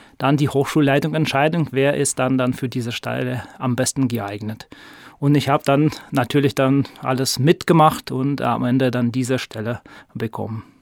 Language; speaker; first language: German; non-native, fluent; Russian